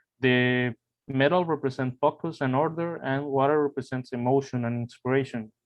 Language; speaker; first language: English; non-native, fluent; Spanish